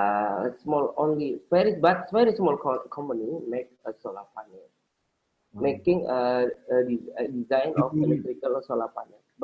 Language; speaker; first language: English; non-native, learner; Indonesian